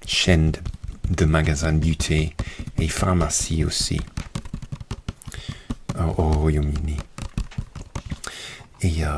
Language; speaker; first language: French; non-native, learner; English